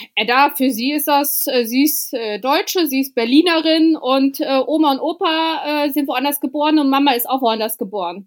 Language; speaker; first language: German; early bilingual, other home language; Albanian